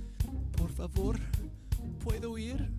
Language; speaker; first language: Spanish; non-native, learner; English